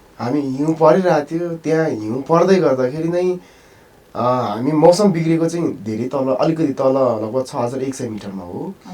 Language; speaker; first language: Nepali; non-native, local second language; Sherpa